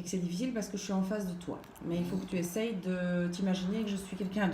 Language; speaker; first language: French; native; French